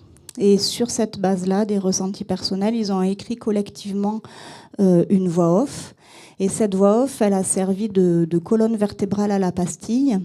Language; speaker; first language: French; native; French